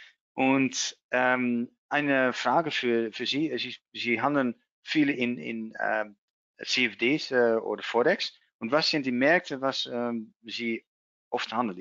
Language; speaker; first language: German; non-native, learner; Dutch